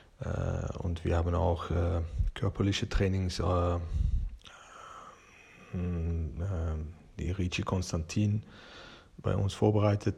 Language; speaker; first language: German; non-native, fluent; Persian